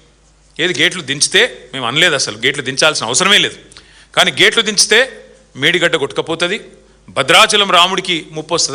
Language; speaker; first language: Telugu; native; Telugu